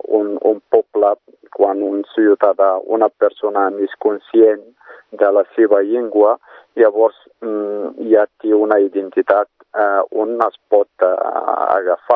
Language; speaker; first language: Catalan; non-native, fluent; Berber languages